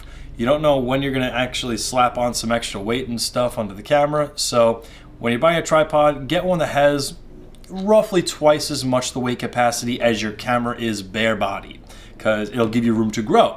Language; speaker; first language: English; native; English